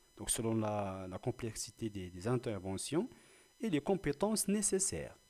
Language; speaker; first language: French; non-native, local second language; Arabic